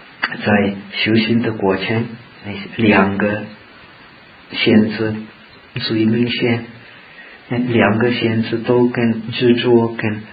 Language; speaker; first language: Chinese; non-native, fluent; Czech